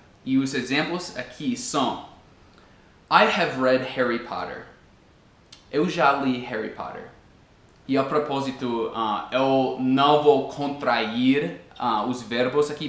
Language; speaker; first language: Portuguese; non-native, fluent; English